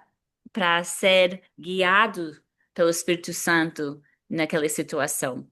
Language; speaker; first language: Portuguese; non-native, fluent; English